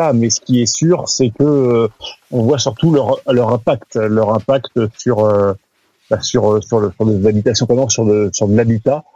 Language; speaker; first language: French; native; French